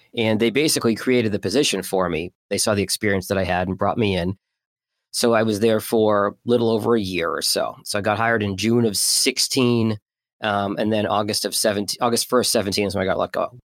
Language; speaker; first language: English; native; English